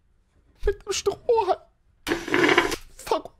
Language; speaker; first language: German; native; German